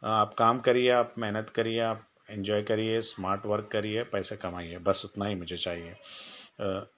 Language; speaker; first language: Hindi; non-native, local second language; Telugu